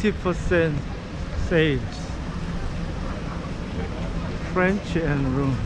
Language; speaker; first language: English; non-native, learner; Korean